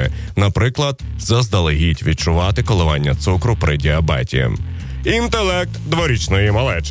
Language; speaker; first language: Ukrainian; native; Ukrainian